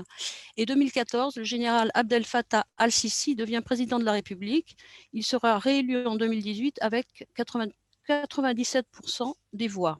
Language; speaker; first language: French; native; French